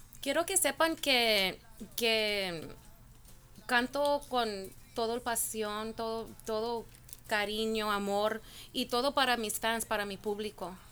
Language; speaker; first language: Spanish; early bilingual, heritage; Spanish